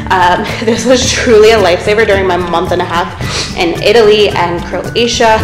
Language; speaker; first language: English; native; English